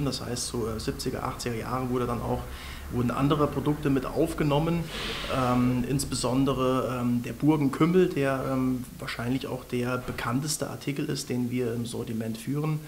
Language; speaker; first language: German; native; German